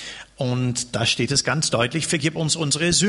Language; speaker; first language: German; non-native, fluent; English